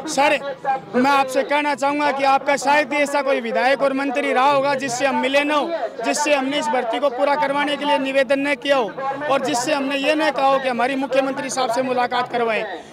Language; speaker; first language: Hindi; native; Hindi